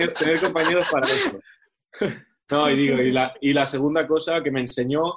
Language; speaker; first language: Spanish; native; Spanish